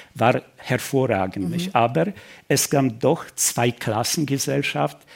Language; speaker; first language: German; non-native, fluent; Polish